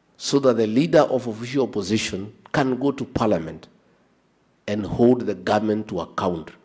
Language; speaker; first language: English; non-native, local second language; Kikuyu